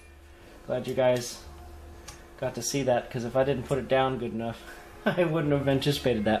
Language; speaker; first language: English; native; English